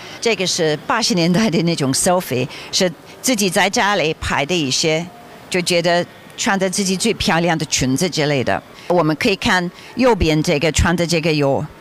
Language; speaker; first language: Chinese; non-native, fluent; English